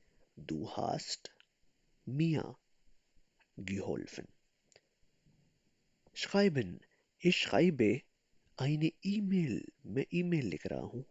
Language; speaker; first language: German; non-native, fluent; Urdu